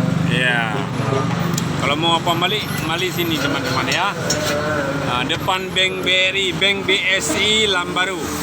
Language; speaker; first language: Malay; non-native, local second language; Achinese